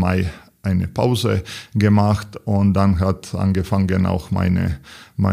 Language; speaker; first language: German; non-native, learner; Serbian